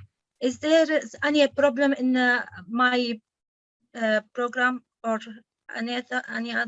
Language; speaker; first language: English; non-native, learner; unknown